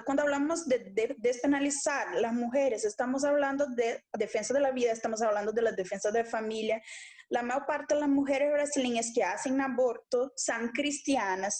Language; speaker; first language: Spanish; non-native, local second language; Portuguese